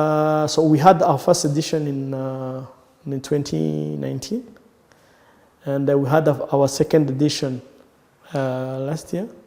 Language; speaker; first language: English; non-native, local second language; Kinyarwanda